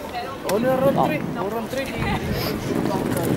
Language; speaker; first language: French; native; French